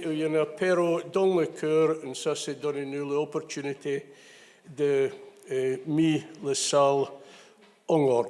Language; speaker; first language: French; non-native, fluent; English